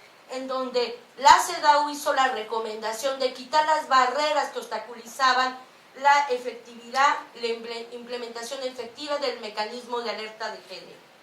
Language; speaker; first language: Spanish; native; Spanish